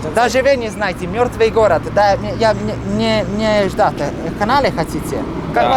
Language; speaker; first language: Russian; non-native, learner; Italian